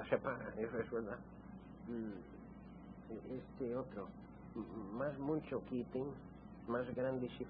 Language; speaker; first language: Spanish; non-native, fluent; English